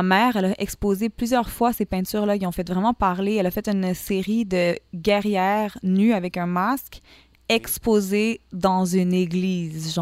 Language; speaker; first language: French; native; French